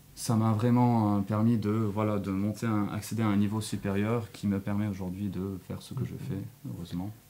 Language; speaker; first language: French; non-native, local second language; Arabic